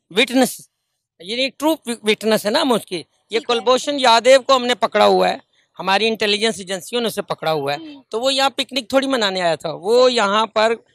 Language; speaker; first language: Hindi; native; Hindi